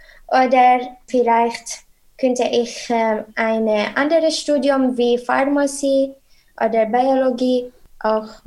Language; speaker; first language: German; non-native, learner; Arabic